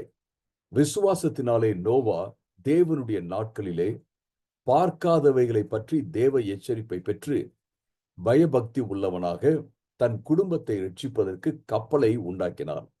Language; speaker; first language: Tamil; native; Tamil